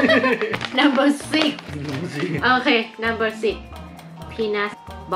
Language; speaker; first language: English; non-native, learner; Thai